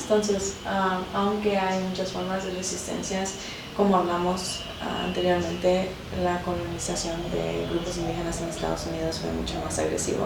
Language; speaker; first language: Spanish; non-native, fluent; English